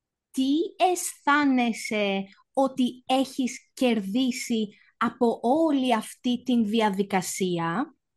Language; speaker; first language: Greek; native; Greek